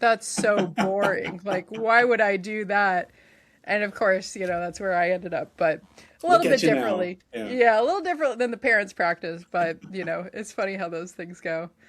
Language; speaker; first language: English; native; English